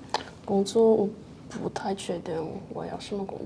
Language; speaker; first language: Chinese; early bilingual, other home language; Russian